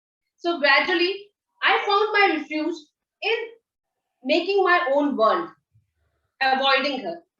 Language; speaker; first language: English; non-native, local second language; Hindi